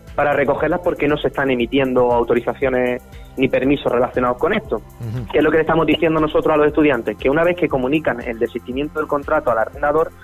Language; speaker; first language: Spanish; native; Spanish